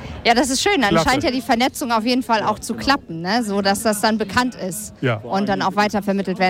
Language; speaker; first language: German; native; German